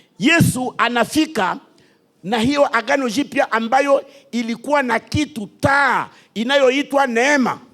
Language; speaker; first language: Swahili; native; Swahili